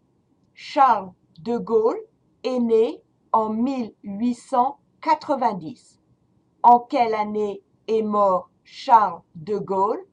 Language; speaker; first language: French; non-native, fluent; English